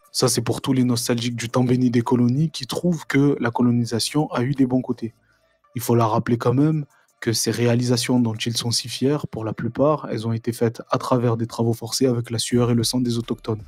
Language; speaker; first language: French; native; French